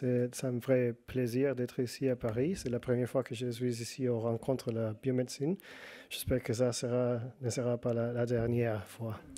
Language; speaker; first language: French; non-native, fluent; Spanish